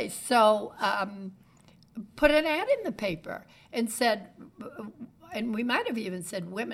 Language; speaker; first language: English; native; English